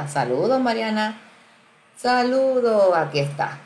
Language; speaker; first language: Spanish; native; Spanish